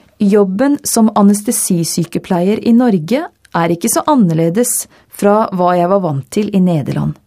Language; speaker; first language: Norwegian; non-native, fluent; Dutch